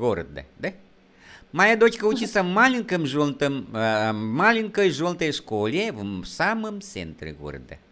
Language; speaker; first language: Russian; non-native, fluent; Vietnamese